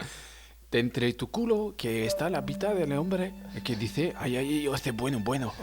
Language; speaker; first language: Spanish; non-native, learner; French